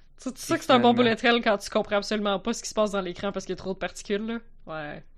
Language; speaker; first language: French; native; French